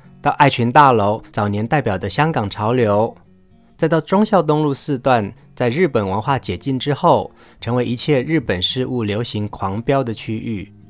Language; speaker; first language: Chinese; native; Chinese